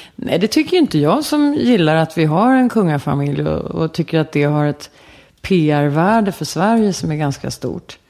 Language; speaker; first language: Swedish; native; Swedish